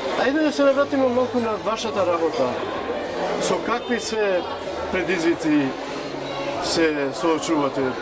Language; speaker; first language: Macedonian; non-native, local second language; Romany